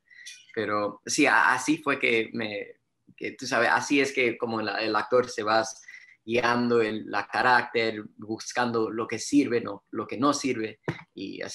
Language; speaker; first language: Spanish; early bilingual, heritage; Spanish